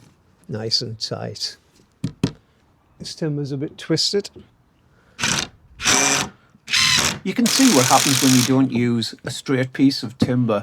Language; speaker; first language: English; native; English